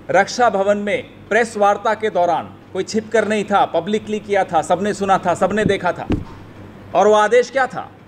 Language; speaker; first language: Hindi; native; Hindi